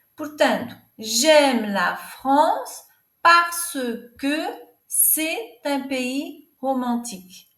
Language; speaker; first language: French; non-native, fluent; Portuguese